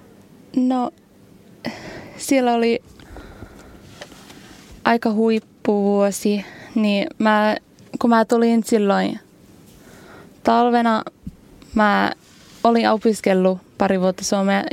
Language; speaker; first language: Finnish; non-native, learner; English